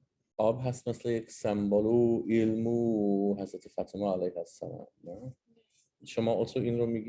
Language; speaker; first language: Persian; non-native, learner; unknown